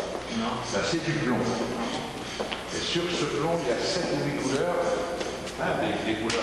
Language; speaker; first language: French; native; French